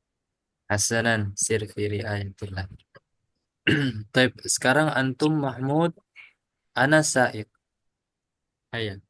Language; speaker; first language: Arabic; non-native, fluent; Indonesian